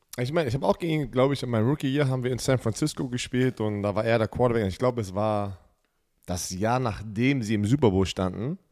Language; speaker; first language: German; native; German